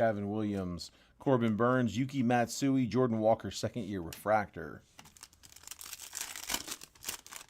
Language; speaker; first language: English; native; English